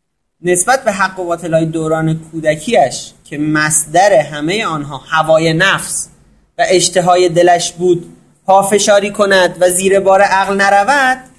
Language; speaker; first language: Persian; native; Persian